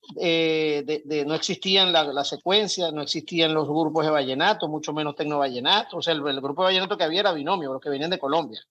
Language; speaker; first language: Spanish; native; Spanish